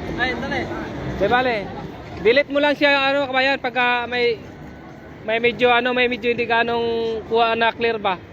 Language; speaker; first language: Filipino; native; Filipino